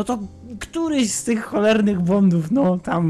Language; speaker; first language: Polish; native; Polish